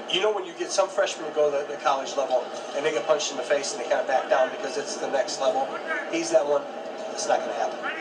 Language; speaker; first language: English; native; English